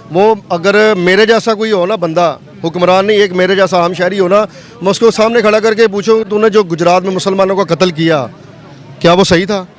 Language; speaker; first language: Urdu; non-native, local second language; Punjabi